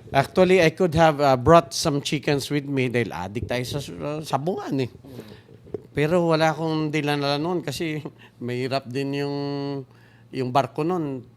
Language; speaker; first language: Filipino; non-native, local second language; Hiligaynon